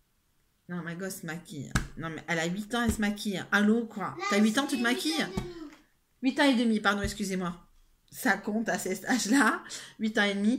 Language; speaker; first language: French; native; French